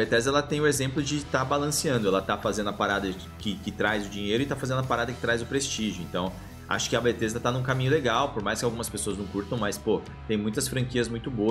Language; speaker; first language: Portuguese; native; Portuguese